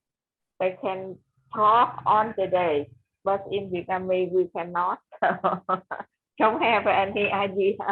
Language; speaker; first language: English; non-native, learner; Vietnamese